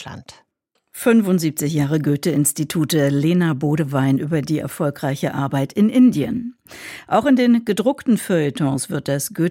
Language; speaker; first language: German; native; German